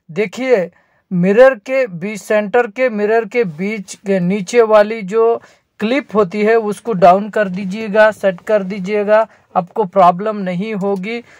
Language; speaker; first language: Hindi; non-native, local second language; Marathi